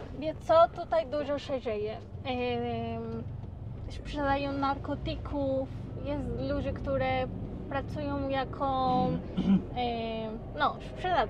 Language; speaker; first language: Polish; non-native, learner; Spanish